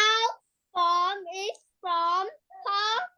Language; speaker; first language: English; non-native, learner; Vietnamese